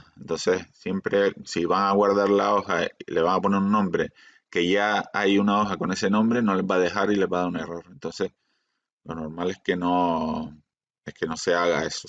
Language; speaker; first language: Spanish; native; Spanish